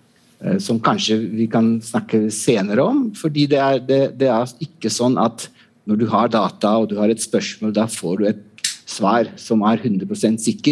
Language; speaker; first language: Norwegian; non-native, fluent; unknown